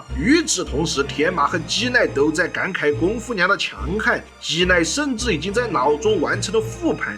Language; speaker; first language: Chinese; native; Chinese